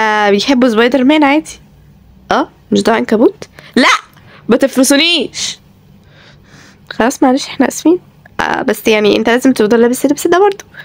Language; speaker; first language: Arabic; native; Arabic